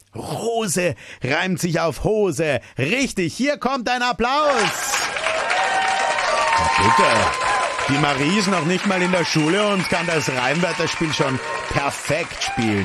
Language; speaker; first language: German; native; German